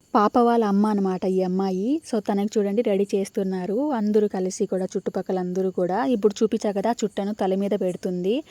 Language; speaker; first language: Telugu; non-native, local second language; Lambadi